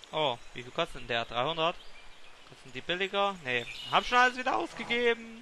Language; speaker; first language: German; native; German